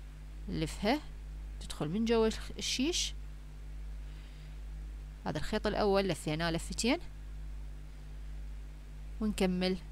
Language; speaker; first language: Arabic; native; Arabic